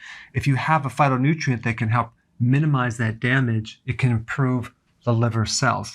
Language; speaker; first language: English; native; English